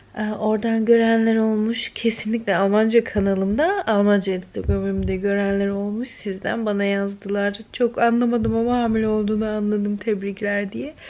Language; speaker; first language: Turkish; early bilingual, heritage; Turkish